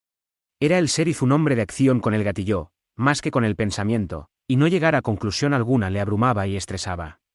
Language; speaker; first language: Spanish; native; Spanish